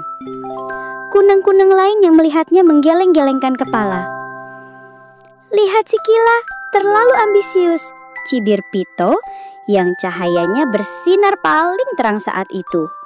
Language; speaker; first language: Indonesian; native; Indonesian